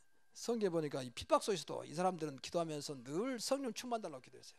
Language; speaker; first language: Korean; native; Korean